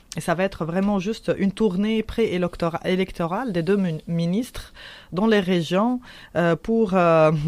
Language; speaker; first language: French; non-native, local second language; Arabic